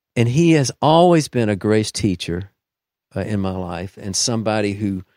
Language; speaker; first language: English; native; English